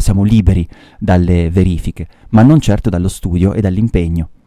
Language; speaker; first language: Italian; native; Italian